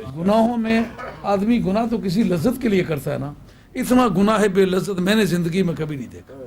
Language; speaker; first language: Urdu; non-native, local second language; Punjabi